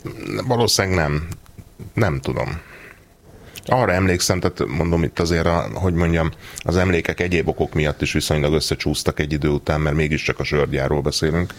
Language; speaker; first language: Hungarian; native; Hungarian